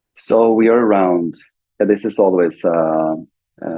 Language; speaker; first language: English; non-native, fluent; Swedish